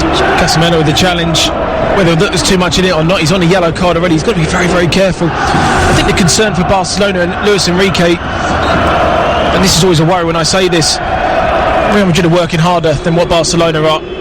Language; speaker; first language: English; native; English